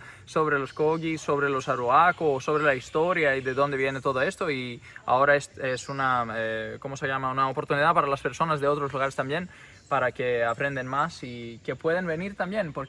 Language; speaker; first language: Spanish; non-native, fluent; Greek